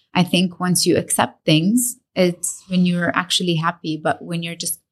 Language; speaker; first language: English; early bilingual, other home language; Arabic